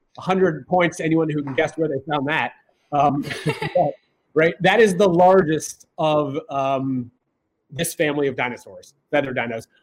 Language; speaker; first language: English; native; English